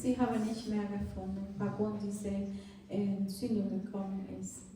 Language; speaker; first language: German; non-native, fluent; Portuguese